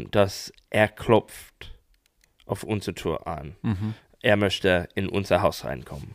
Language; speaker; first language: German; non-native, fluent; English